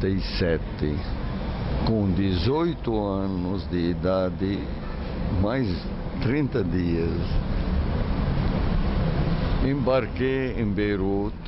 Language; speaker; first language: Portuguese; non-native, fluent; Arabic